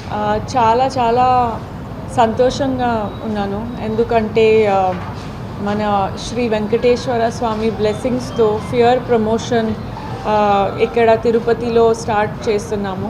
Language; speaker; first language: Telugu; non-native, fluent; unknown